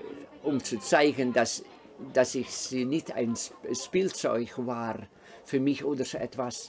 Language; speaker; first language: German; non-native, fluent; Dutch